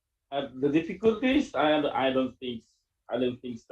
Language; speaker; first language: English; non-native, learner; Indonesian